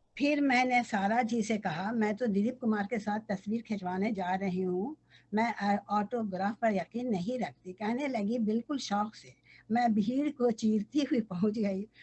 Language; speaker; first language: Urdu; native; Urdu